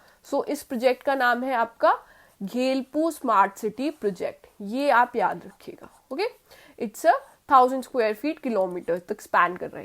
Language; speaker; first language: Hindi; native; Hindi